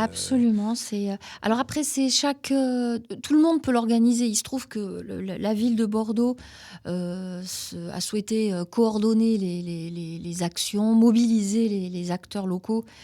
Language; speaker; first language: French; native; French